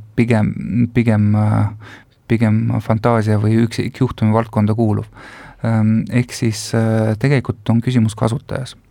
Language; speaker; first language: Estonian; non-native, local second language; Russian